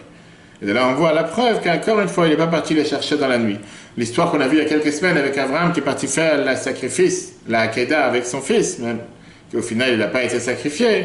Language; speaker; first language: French; native; French